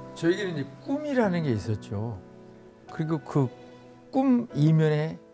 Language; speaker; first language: Korean; native; Korean